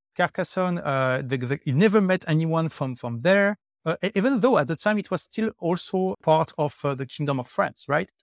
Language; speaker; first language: English; non-native, fluent; French